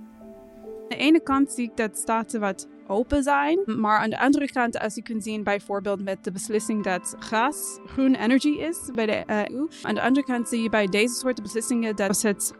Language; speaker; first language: Dutch; non-native, fluent; English